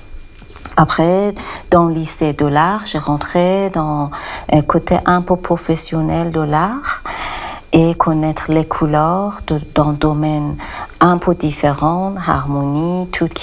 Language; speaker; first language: French; non-native, learner; Persian